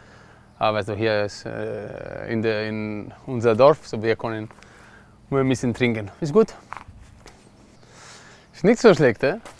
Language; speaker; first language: German; non-native, learner; Spanish